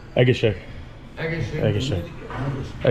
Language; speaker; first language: Hungarian; non-native, learner; English